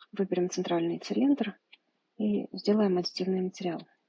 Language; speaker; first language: Russian; native; Russian